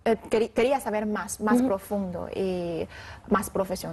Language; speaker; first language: Spanish; non-native, learner; Chinese